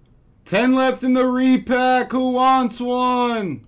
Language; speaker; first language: English; native; English